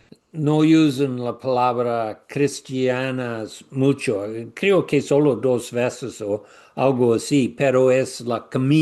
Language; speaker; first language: Spanish; non-native, learner; English